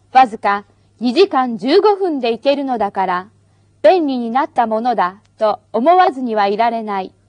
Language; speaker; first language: Japanese; native; Japanese